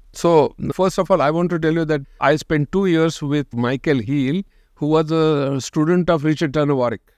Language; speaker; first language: English; non-native, local second language; Marathi